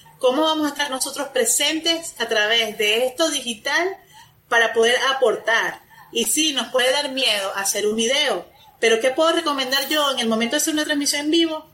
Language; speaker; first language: Spanish; native; Spanish